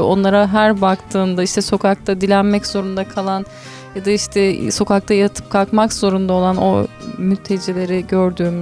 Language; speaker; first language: Turkish; native; Turkish